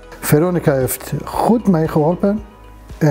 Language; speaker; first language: Dutch; non-native, learner; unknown